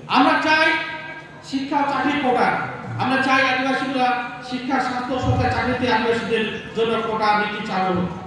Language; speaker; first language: Bangla; non-native, local second language; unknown